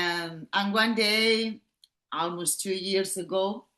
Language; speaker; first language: English; non-native, learner; Catalan